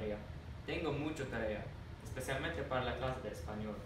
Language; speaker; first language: Spanish; non-native, learner; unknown